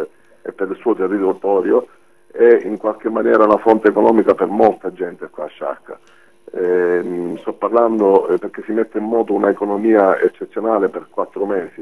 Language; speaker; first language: Italian; native; Italian